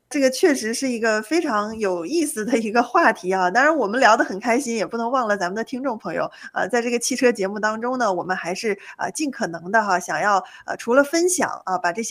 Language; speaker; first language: Chinese; native; Chinese